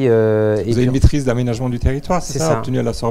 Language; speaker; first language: French; native; French